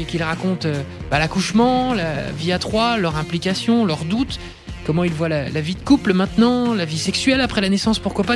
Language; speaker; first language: French; native; French